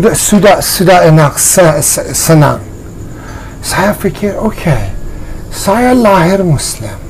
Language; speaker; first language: Indonesian; non-native, learner; Persian